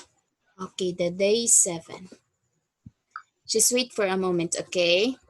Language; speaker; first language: English; non-native, fluent; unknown